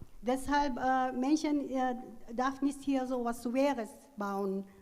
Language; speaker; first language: German; non-native, learner; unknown